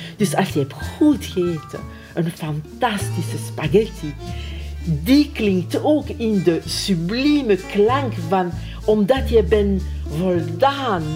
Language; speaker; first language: Dutch; non-native, fluent; French